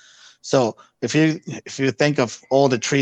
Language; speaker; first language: English; non-native, fluent; Spanish